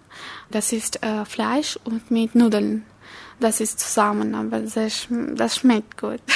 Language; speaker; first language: German; non-native, learner; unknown